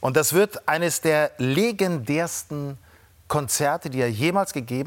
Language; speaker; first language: German; native; German